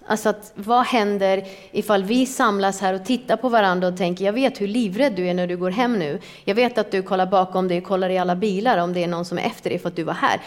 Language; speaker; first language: Swedish; early bilingual, other home language; Persian